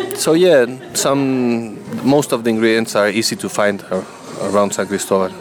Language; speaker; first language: English; non-native, learner; Spanish